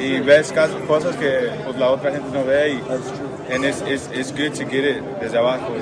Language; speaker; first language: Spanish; early bilingual, heritage; Spanish